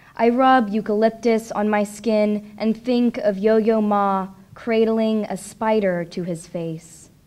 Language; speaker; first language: English; native; English